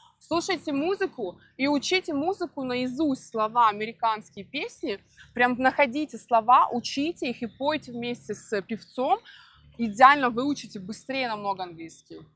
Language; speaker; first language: Russian; native; Russian